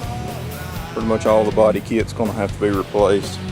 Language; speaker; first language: English; native; English